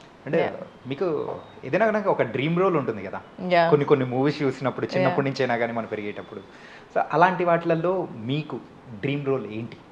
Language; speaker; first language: Telugu; native; Telugu